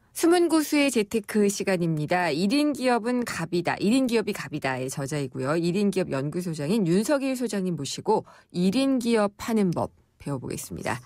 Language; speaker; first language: Korean; native; Korean